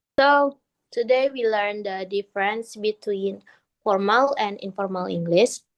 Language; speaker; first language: English; non-native, learner; Indonesian